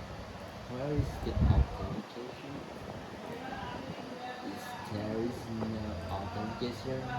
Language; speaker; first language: English; non-native, learner; Indonesian